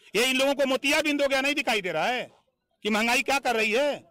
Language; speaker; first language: Hindi; native; Hindi